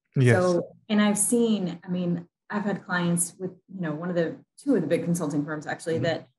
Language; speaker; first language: English; native; English